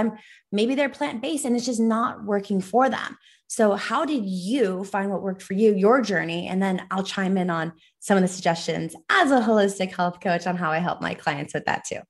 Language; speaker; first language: English; native; English